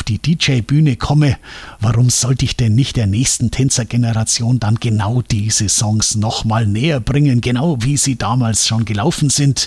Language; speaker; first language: German; native; German